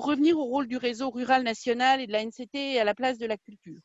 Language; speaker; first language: French; native; French